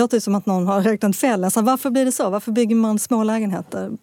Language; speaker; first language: Swedish; native; Swedish